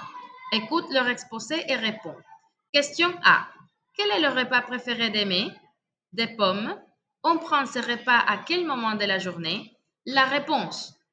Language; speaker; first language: French; non-native, fluent; Spanish